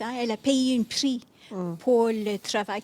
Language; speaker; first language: French; non-native, fluent; English